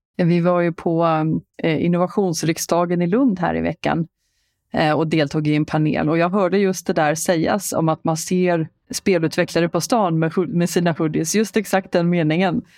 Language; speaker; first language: Swedish; native; Swedish